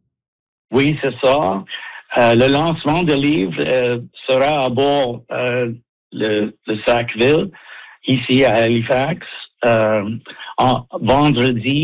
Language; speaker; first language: French; non-native, learner; English